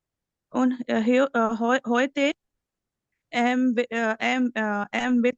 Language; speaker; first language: German; non-native, learner; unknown